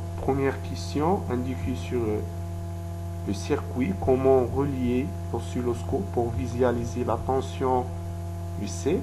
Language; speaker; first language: French; non-native, local second language; Arabic